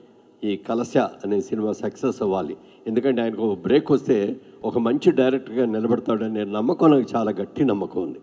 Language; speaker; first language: Telugu; native; Telugu